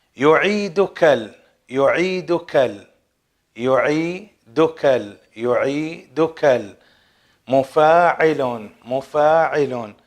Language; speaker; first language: Arabic; native; Arabic